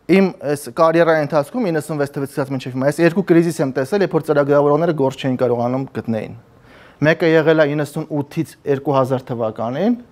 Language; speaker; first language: Armenian; native; Armenian